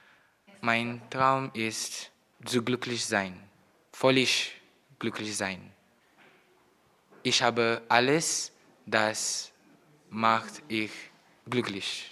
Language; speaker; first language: German; non-native, learner; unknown